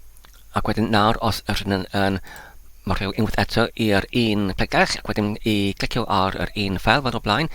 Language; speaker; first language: Welsh; non-native, learner; English